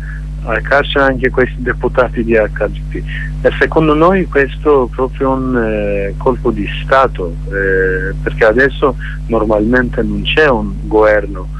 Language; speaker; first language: Italian; non-native, learner; Kurdish